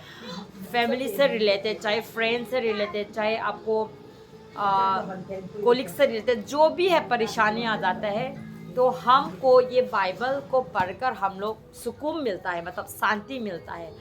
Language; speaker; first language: Hindi; non-native, local second language; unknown